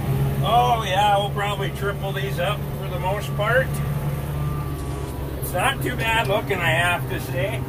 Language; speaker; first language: English; native; English